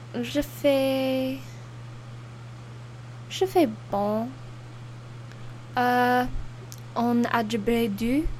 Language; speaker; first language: French; non-native, learner; English